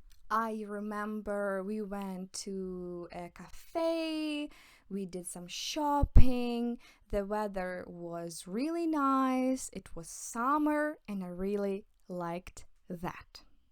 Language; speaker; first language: English; non-native, fluent; Ukrainian